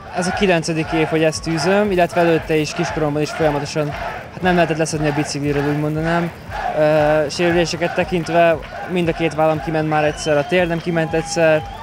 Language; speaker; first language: Hungarian; native; Hungarian